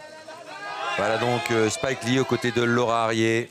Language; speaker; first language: French; native; French